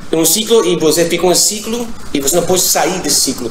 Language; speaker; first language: Portuguese; non-native, learner; English